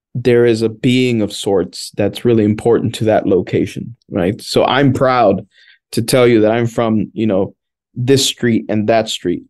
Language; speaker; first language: English; early bilingual, other home language; Spanish